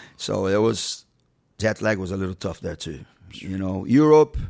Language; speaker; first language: English; non-native, fluent; Portuguese